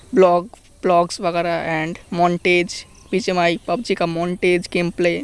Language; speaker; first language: Hindi; non-native, local second language; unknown